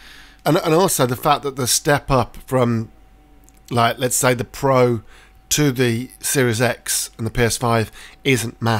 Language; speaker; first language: English; native; English